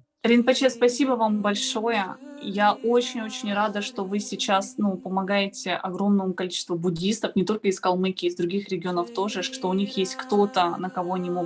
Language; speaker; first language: Russian; native; Russian